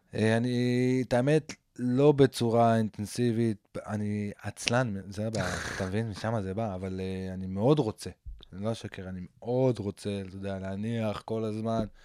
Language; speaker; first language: Hebrew; native; Hebrew